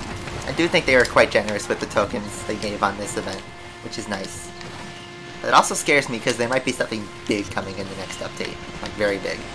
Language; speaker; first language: English; native; English